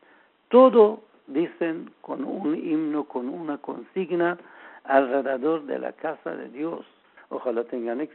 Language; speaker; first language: Spanish; non-native, learner; Persian